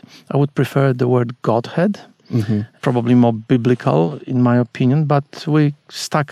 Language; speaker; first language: English; non-native, fluent; Polish